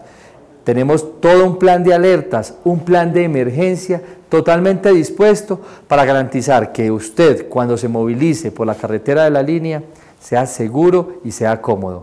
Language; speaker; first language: Spanish; native; Spanish